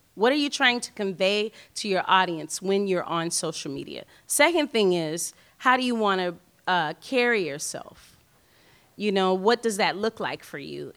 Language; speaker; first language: English; native; English